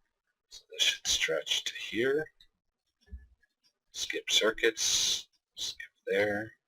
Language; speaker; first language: English; native; English